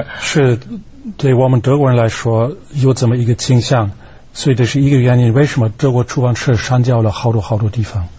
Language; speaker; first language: Chinese; non-native, fluent; German